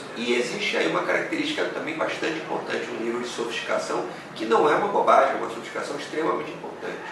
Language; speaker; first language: Portuguese; native; Portuguese